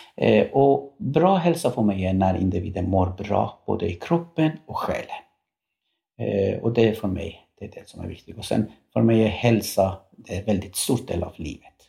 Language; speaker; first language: Swedish; non-native, fluent; Persian